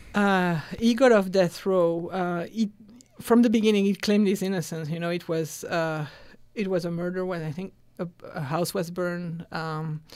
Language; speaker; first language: English; non-native, fluent; French